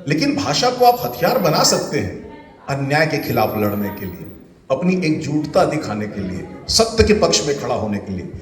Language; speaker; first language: Hindi; non-native, local second language; Chhattisgarhi